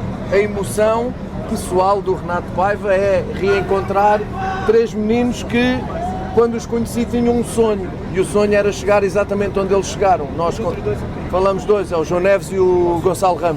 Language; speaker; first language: Portuguese; native; Portuguese